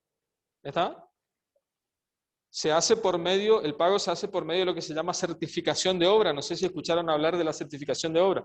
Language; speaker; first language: Spanish; native; Spanish